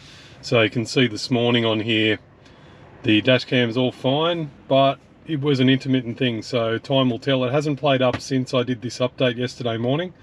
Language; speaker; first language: English; native; English